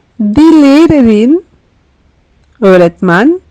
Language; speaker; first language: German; non-native, fluent; Turkish